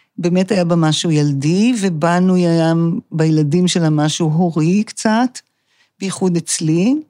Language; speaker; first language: Hebrew; native; Hebrew